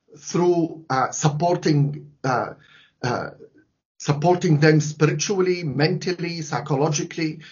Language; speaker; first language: English; non-native, fluent; Arabic